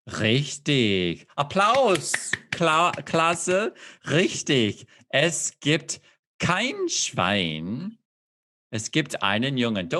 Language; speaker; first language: German; non-native, fluent; English